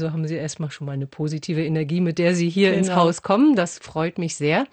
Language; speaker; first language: German; native; German